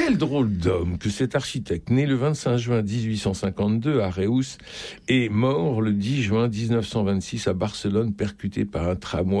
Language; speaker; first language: French; native; French